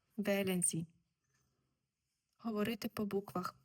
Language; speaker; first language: Ukrainian; native; Ukrainian